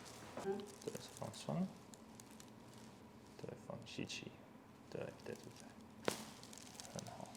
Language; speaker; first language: Chinese; non-native, learner; English